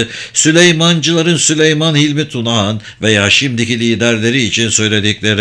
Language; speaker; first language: Turkish; native; Turkish